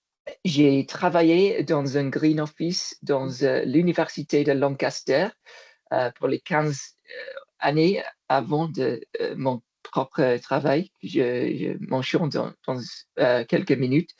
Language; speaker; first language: French; non-native, learner; English